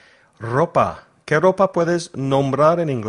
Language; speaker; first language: Spanish; non-native, fluent; English